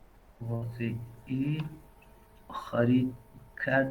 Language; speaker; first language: Persian; non-native, learner; Urdu